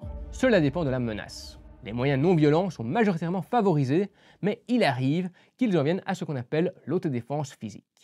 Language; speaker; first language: French; native; French